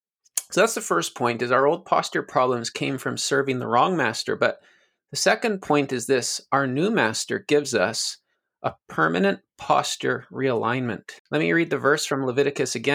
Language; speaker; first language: English; native; English